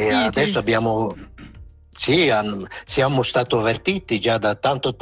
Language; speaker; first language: Italian; non-native, local second language; Romansh